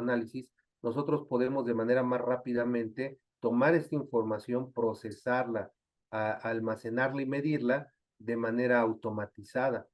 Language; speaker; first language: Spanish; native; Spanish